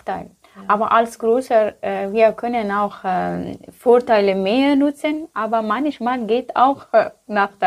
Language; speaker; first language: German; non-native, learner; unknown